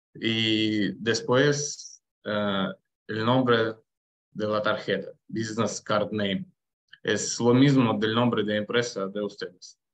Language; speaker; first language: Spanish; non-native, learner; Russian